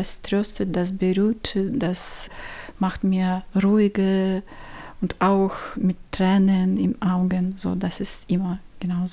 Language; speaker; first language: German; non-native, learner; Ukrainian